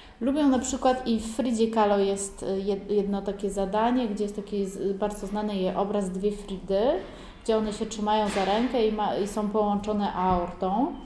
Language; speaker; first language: Polish; early bilingual, heritage; Polish